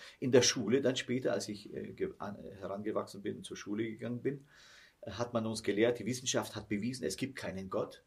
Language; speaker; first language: German; early bilingual, heritage; German